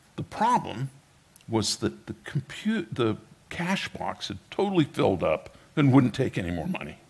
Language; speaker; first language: English; native; English